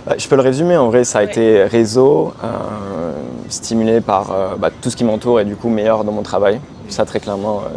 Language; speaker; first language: French; native; French